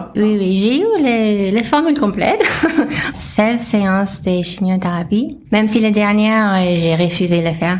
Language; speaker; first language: French; non-native, fluent; English